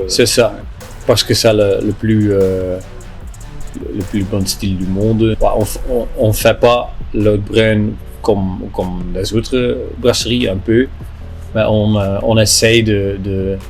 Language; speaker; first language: French; non-native, local second language; Dutch